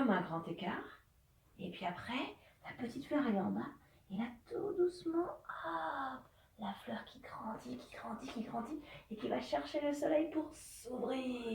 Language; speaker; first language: French; native; French